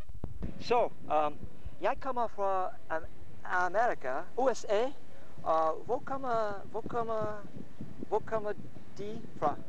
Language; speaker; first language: Danish; non-native, learner; English